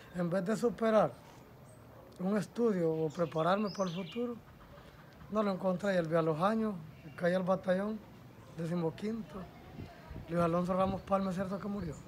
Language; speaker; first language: Spanish; native; Spanish